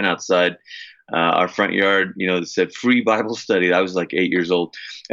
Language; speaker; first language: English; native; English